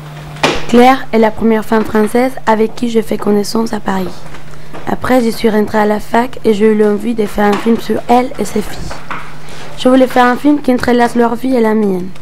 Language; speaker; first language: French; non-native, fluent; Spanish